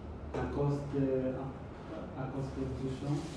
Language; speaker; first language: French; non-native, learner; Khmer